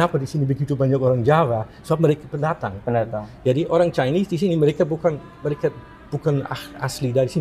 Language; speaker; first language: Indonesian; non-native, fluent; Dutch